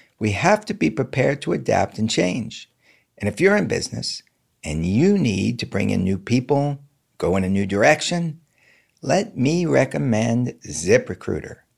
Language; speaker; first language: English; native; English